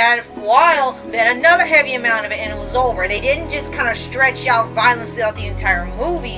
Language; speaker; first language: English; native; English